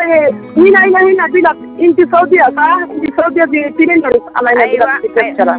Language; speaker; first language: Arabic; non-native, learner; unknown